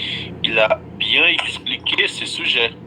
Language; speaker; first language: French; non-native, fluent; Portuguese